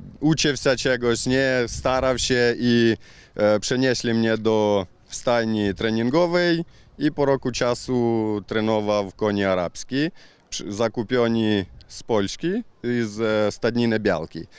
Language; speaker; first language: Polish; non-native, learner; Ukrainian